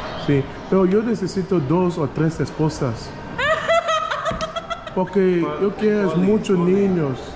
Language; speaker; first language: Portuguese; non-native, learner; English